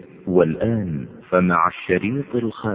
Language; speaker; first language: Arabic; native; Arabic